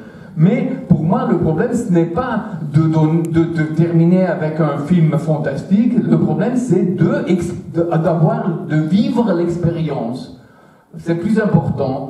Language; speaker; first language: French; non-native, fluent; Italian